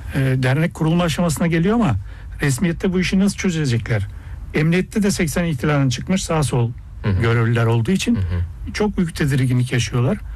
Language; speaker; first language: Turkish; early bilingual, heritage; Turkish